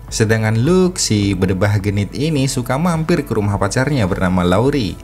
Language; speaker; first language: Indonesian; native; Indonesian